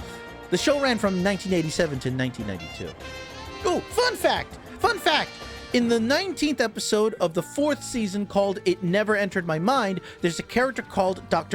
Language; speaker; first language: English; native; English